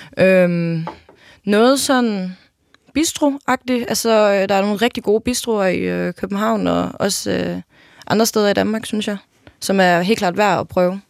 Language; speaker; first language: Danish; native; Danish